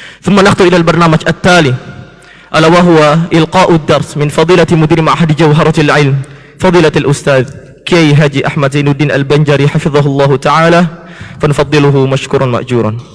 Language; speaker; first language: Arabic; non-native, fluent; Indonesian